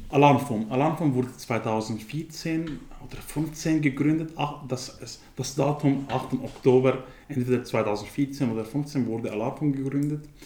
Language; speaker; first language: German; non-native, fluent; Kurdish